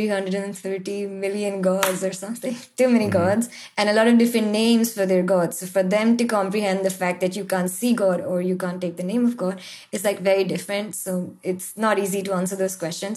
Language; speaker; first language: English; non-native, local second language; Marathi